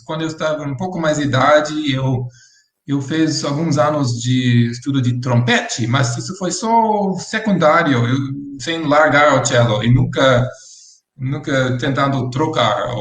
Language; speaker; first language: Portuguese; non-native, fluent; English